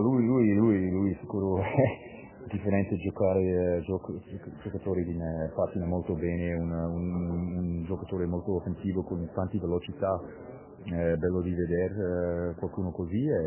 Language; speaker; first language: Italian; non-native, learner; English